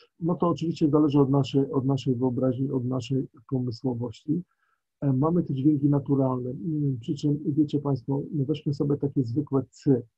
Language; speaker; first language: Polish; native; Polish